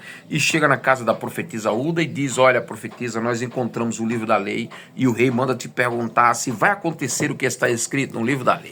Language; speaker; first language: Portuguese; native; Portuguese